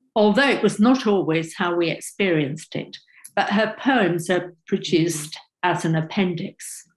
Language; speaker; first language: English; native; English